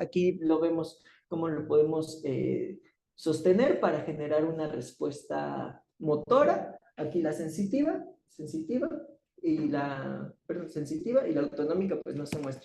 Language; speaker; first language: Spanish; native; Spanish